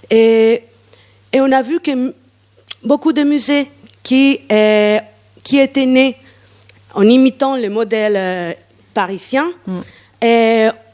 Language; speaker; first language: French; non-native, fluent; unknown